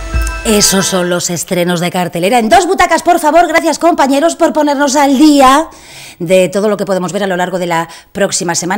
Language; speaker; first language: Spanish; native; Spanish